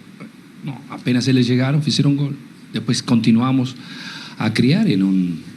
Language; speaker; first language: Portuguese; non-native, learner; Spanish